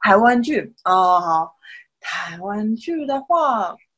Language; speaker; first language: Chinese; non-native, learner; Japanese